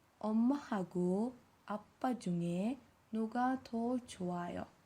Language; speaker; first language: Korean; non-native, fluent; Turkish